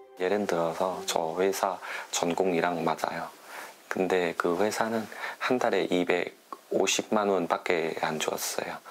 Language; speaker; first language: Korean; non-native, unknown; Nepali